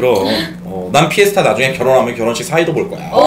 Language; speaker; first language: Korean; native; Korean